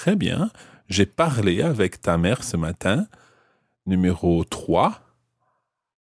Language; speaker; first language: French; non-native, fluent; English